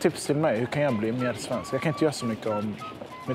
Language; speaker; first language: Swedish; early bilingual, other home language; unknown